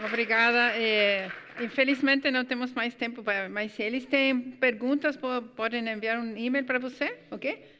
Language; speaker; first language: Portuguese; non-native, fluent; Spanish